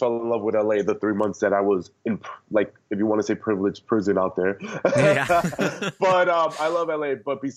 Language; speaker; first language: English; early bilingual, other home language; Spanish